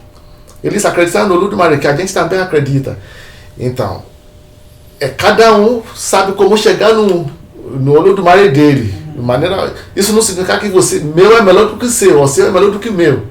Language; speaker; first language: Portuguese; non-native, fluent; Yoruba